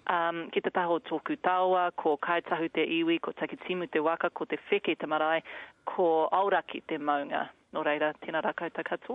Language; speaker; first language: Māori; non-native, learner; English